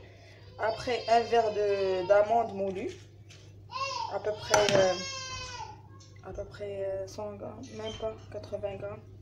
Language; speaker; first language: French; non-native, learner; Arabic